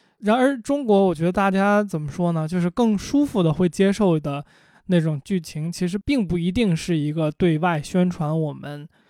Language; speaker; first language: Chinese; native; Chinese